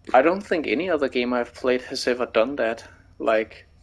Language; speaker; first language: English; non-native, fluent; Danish